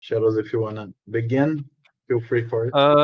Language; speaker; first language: English; non-native, fluent; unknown